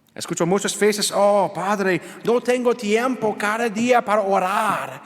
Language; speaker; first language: Spanish; non-native, learner; English